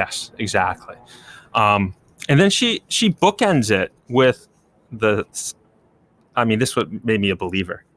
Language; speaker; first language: English; native; English